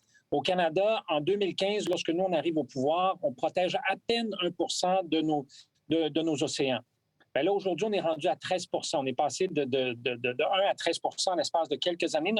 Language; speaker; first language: French; native; French